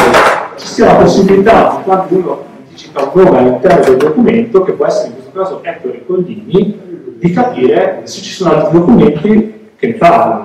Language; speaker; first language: Italian; native; Italian